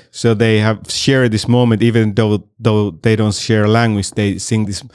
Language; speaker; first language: English; non-native, fluent; Finnish